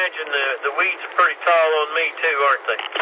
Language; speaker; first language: English; native; English